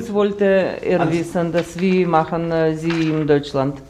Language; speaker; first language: German; non-native, learner; Russian